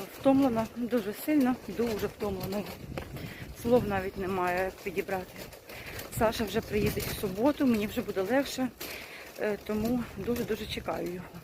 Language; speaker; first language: Ukrainian; non-native, local second language; Russian